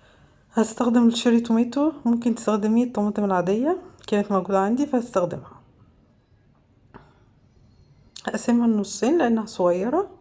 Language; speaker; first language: Arabic; native; Arabic